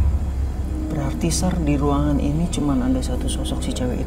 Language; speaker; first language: Indonesian; native; Indonesian